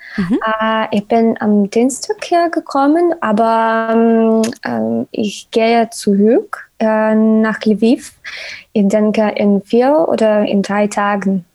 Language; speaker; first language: German; non-native, learner; Ukrainian